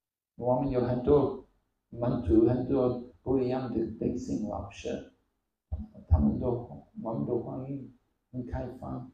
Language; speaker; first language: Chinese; non-native, fluent; English